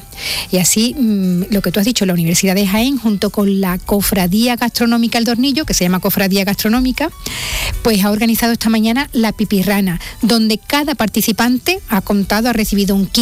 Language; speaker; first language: Spanish; native; Spanish